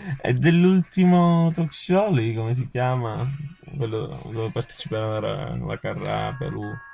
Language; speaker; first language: Italian; native; Italian